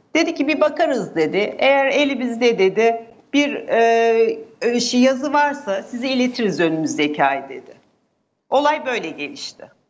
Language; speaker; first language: Turkish; native; Turkish